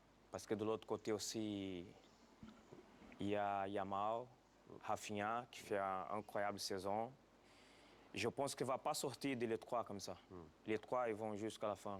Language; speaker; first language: French; non-native, fluent; Portuguese